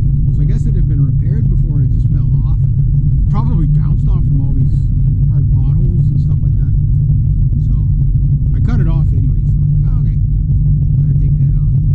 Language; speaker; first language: English; native; English